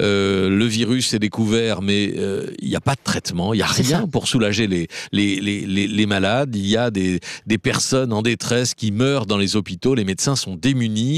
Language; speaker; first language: French; native; French